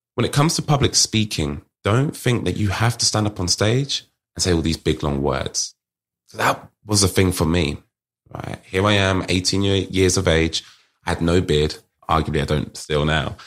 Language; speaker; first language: English; native; English